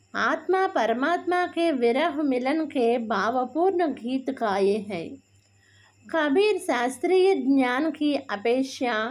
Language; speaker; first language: Hindi; non-native, local second language; Telugu